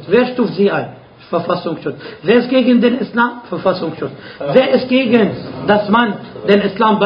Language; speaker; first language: German; non-native, fluent; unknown